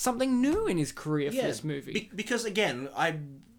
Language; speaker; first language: English; native; English